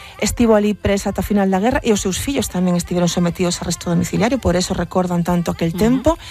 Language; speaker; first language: Galician; native; Galician